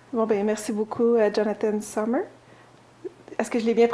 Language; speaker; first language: French; native; French